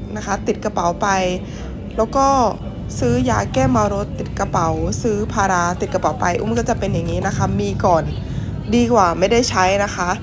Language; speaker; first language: Thai; non-native, local second language; Northern Khmer